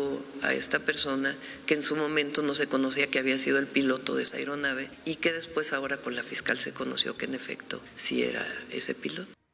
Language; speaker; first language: Spanish; native; Spanish